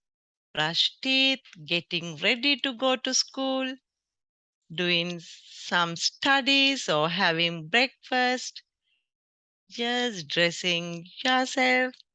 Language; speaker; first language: English; non-native, local second language; Sinhala